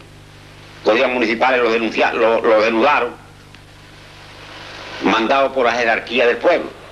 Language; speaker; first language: Spanish; native; Spanish